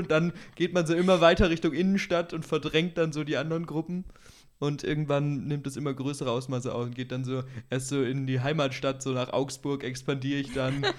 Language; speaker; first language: German; native; German